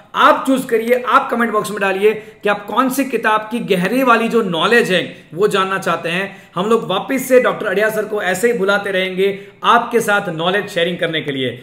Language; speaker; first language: Hindi; non-native, local second language; Gujarati